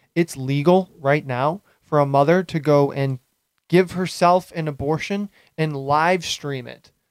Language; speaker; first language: English; native; English